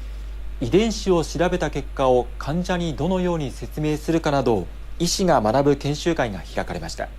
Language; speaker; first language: Japanese; native; Japanese